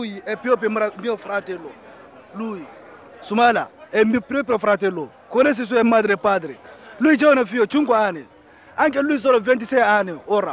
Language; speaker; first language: Italian; non-native, learner; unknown